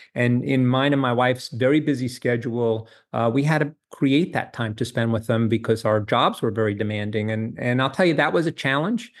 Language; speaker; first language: English; native; English